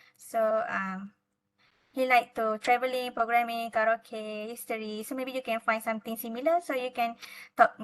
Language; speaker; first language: English; non-native, local second language; Malay